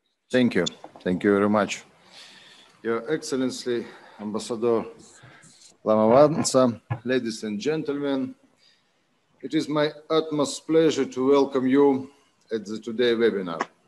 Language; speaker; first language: English; non-native, fluent; Russian